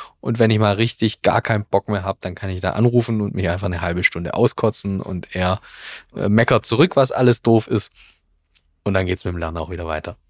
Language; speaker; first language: German; native; German